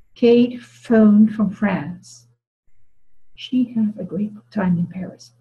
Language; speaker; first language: English; non-native, fluent; Dutch